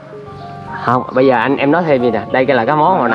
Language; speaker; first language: Vietnamese; native; Vietnamese